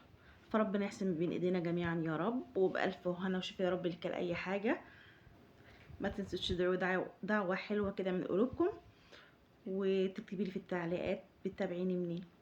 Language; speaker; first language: Arabic; native; Arabic